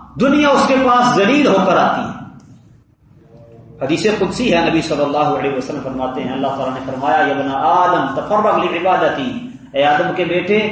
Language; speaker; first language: Urdu; native; Urdu